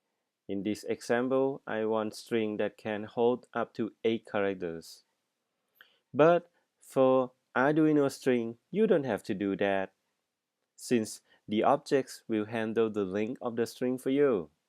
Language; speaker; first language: English; non-native, fluent; Thai